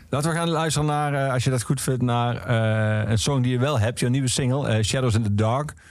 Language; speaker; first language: Dutch; native; Dutch